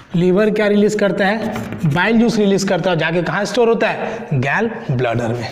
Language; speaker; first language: Hindi; native; Hindi